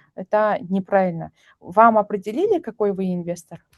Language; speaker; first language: Russian; non-native, local second language; Kazakh